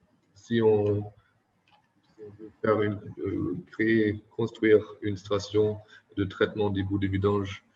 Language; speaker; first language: French; non-native, fluent; German